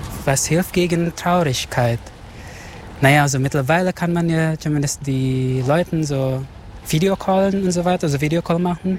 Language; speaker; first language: German; non-native, fluent; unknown